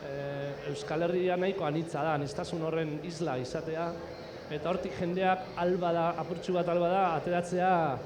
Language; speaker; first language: Basque; native; Basque